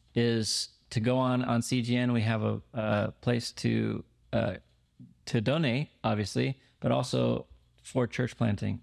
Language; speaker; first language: English; native; English